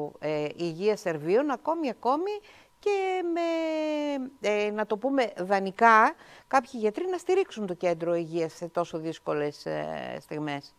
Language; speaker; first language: Greek; native; Greek